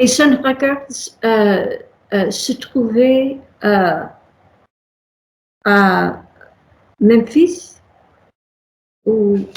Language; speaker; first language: French; non-native, fluent; English